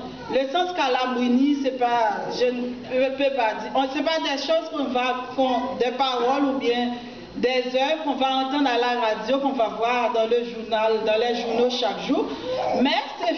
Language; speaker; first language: French; non-native, local second language; Haitian Creole